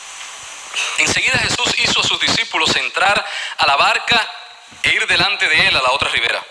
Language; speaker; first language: Spanish; native; Spanish